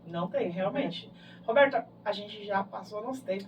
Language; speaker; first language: Portuguese; native; Portuguese